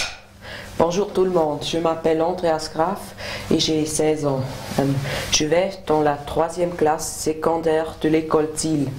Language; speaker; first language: French; non-native, local second language; German